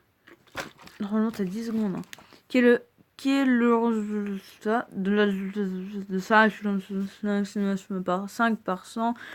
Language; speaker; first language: French; native; French